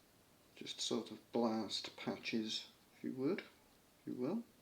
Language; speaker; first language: English; native; English